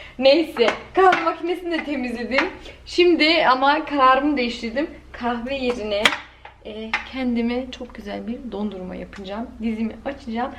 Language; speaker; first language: Turkish; early bilingual, heritage; Turkish